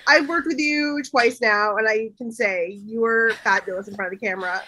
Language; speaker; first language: English; native; English